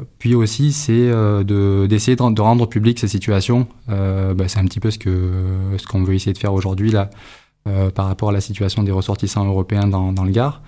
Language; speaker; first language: French; native; French